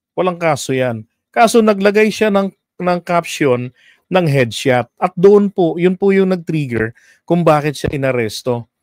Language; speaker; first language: Filipino; native; Filipino